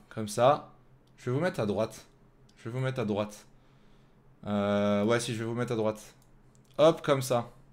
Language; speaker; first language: French; native; French